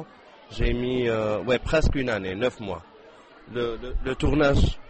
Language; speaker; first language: French; non-native, local second language; Arabic